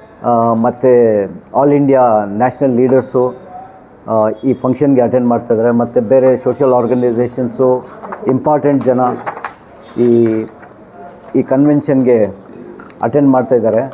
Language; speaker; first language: Kannada; non-native, local second language; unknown